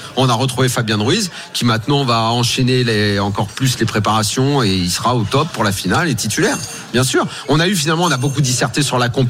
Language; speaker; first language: French; native; French